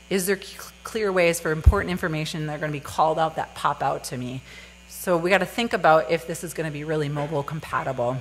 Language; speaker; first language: English; native; English